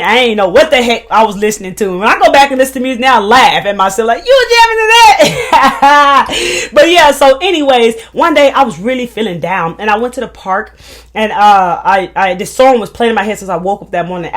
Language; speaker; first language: English; native; English